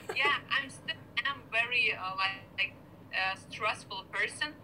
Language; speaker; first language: English; non-native, fluent; Lithuanian